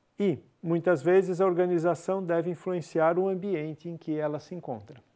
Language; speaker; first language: Portuguese; native; Portuguese